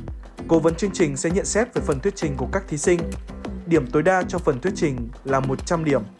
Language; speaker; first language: Vietnamese; native; Vietnamese